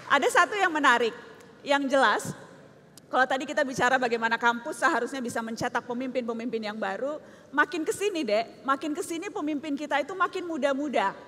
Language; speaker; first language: Indonesian; native; Indonesian